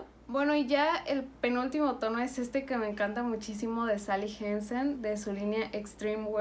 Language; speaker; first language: Spanish; native; Spanish